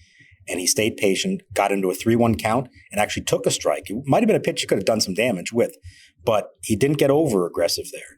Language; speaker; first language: English; native; English